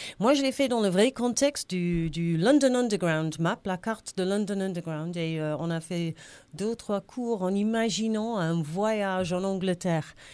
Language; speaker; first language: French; non-native, fluent; English